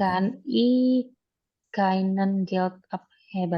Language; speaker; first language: German; non-native, learner; Indonesian